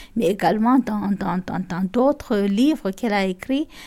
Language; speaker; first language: French; non-native, local second language; Fula